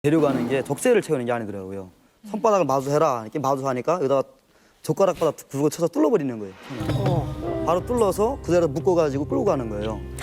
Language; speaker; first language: Korean; native; Korean